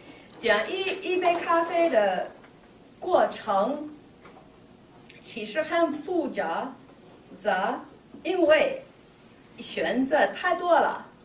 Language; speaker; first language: Chinese; non-native, learner; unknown